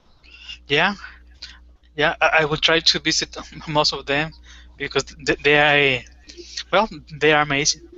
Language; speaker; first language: English; non-native, fluent; Spanish